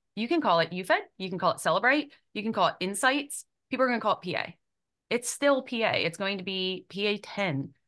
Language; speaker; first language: English; native; English